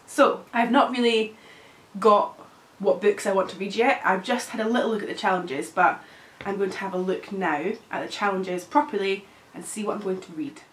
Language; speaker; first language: English; native; English